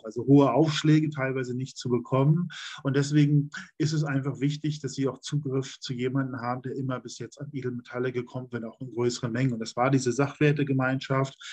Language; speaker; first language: German; native; German